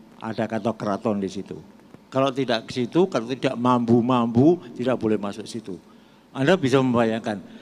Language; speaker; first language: Indonesian; non-native, local second language; Javanese